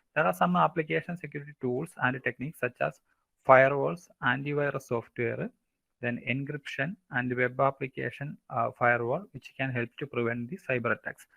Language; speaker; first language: English; non-native, local second language; Malayalam